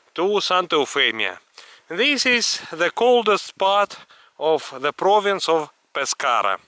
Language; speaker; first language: English; non-native, fluent; Russian